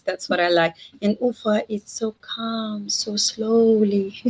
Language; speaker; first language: English; non-native, fluent; Russian